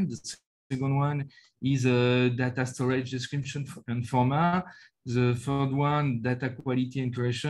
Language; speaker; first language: English; non-native, learner; French